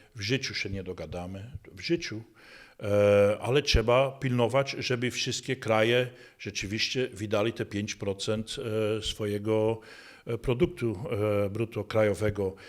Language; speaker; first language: Polish; non-native, fluent; Dutch